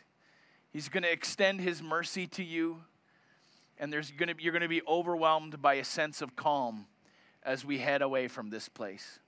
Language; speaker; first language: English; native; English